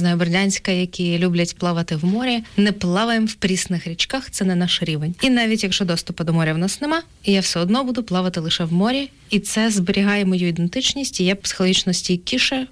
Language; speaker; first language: Ukrainian; native; Ukrainian